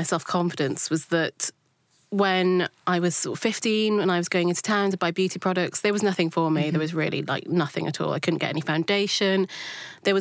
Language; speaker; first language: English; native; English